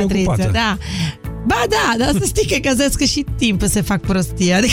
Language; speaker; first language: Romanian; non-native, fluent; Italian